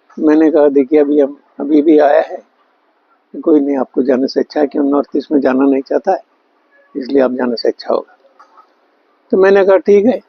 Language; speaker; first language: Hindi; non-native, local second language; Bangla